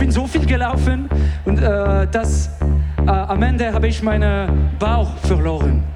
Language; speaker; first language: German; non-native, learner; French